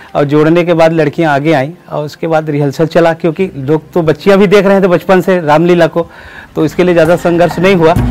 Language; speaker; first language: Hindi; native; Hindi